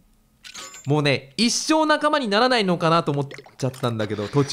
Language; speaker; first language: Japanese; native; Japanese